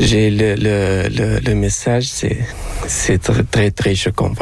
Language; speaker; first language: French; non-native, local second language; Arabic